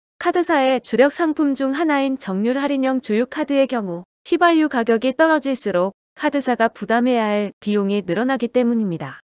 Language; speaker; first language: Korean; native; Korean